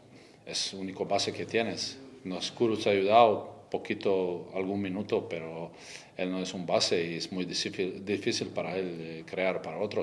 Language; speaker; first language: Spanish; non-native, learner; Croatian